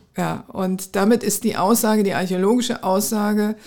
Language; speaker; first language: German; native; German